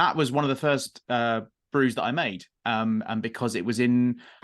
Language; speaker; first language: English; native; English